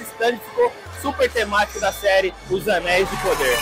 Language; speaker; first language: Portuguese; native; Portuguese